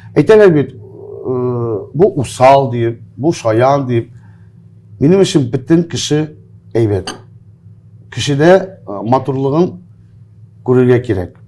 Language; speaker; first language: Tatar; non-native, local second language; Russian